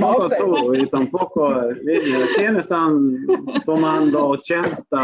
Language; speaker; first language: Spanish; non-native, fluent; Swedish